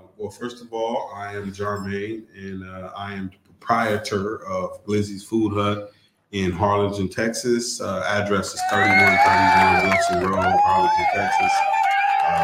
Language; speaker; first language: English; native; English